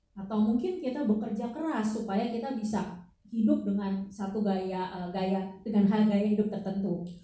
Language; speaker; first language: Indonesian; native; Indonesian